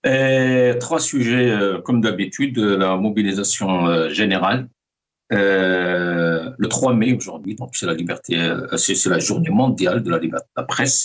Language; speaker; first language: French; non-native, local second language; Arabic